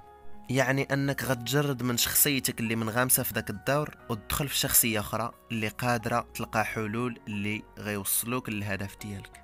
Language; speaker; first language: Arabic; native; Arabic